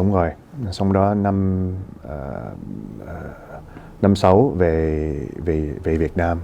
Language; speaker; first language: Vietnamese; early bilingual, heritage; Vietnamese